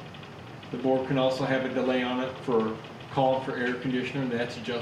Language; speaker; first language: English; native; English